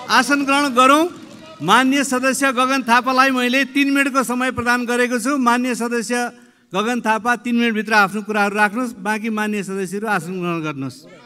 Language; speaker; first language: Nepali; native; Nepali